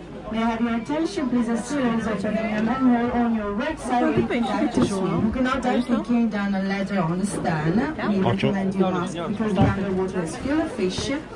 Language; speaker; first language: English; non-native, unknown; Italian